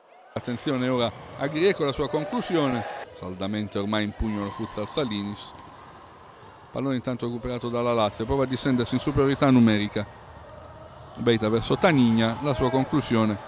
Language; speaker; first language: Italian; native; Italian